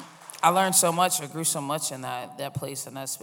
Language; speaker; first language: English; native; English